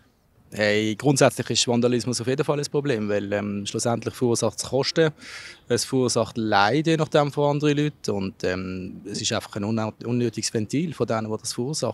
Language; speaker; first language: German; native; German